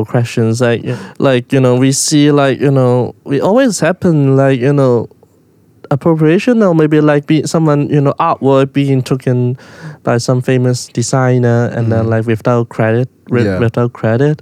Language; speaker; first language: English; non-native, local second language; Cantonese